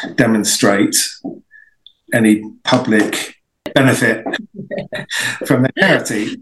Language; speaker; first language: English; native; English